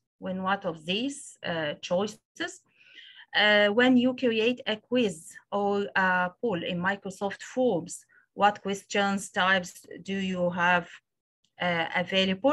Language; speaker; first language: English; non-native, local second language; Arabic